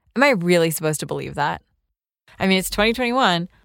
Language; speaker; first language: English; early bilingual, other home language; Urdu